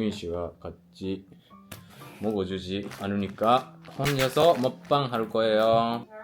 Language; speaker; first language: Korean; non-native, fluent; Japanese